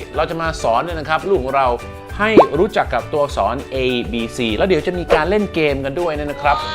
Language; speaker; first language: Thai; early bilingual, heritage; Thai